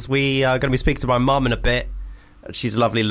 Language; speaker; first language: English; native; English